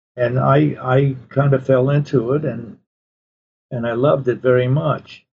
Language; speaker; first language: English; early bilingual, other home language; Polish